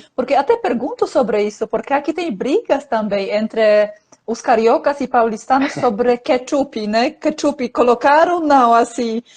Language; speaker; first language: Portuguese; non-native, fluent; Polish